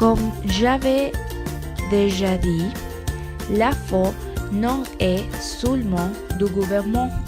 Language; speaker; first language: French; non-native, learner; Spanish